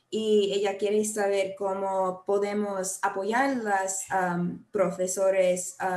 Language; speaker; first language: Spanish; non-native, learner; English